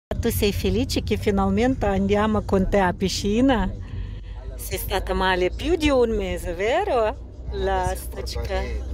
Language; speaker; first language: Italian; non-native, learner; Russian